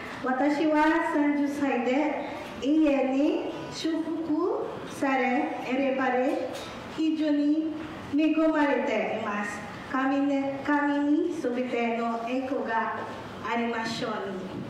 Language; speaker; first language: Japanese; non-native, learner; Filipino